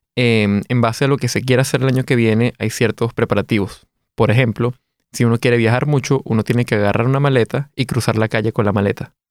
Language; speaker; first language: Spanish; native; Spanish